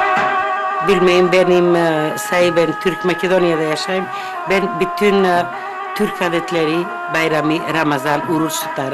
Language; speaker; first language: Turkish; early bilingual, heritage; Turkish